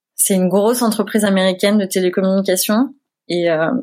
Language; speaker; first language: French; native; French